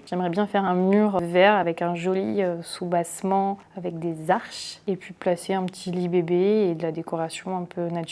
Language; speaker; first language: French; native; French